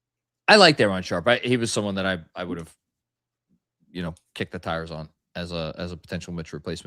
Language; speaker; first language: English; native; English